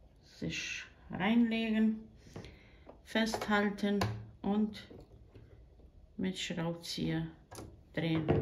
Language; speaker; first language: German; non-native, fluent; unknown